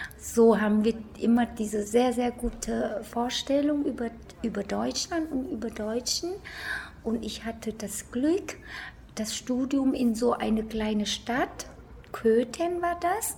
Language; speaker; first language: German; non-native, fluent; Vietnamese